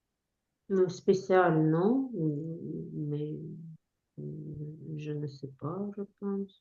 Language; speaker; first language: French; non-native, learner; Ukrainian